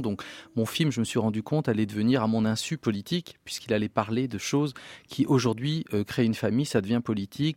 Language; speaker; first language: French; native; French